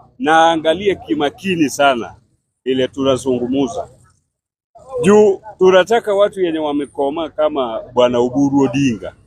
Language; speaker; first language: Swahili; non-native, local second language; Luo (Kenya and Tanzania)